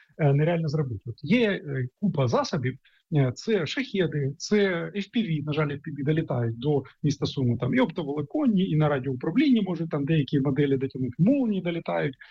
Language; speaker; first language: Ukrainian; native; Ukrainian